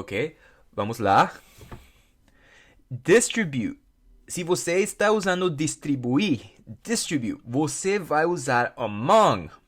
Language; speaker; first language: Portuguese; non-native, fluent; English